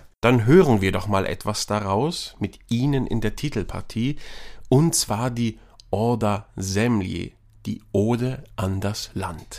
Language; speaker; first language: German; native; German